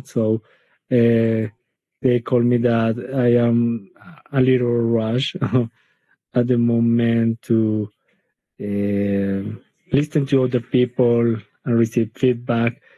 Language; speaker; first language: English; non-native, learner; Spanish